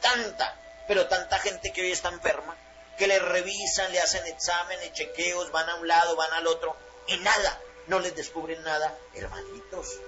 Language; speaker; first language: Spanish; native; Spanish